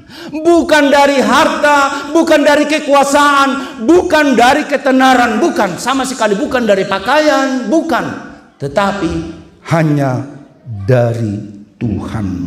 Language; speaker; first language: Indonesian; non-native, local second language; Batak Toba